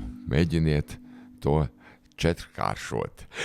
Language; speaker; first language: Latvian; native; Latvian